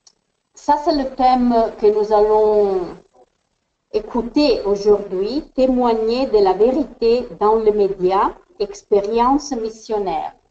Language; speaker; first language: French; non-native, fluent; Spanish